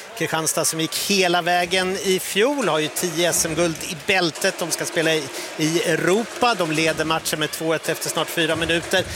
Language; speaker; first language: Swedish; native; Swedish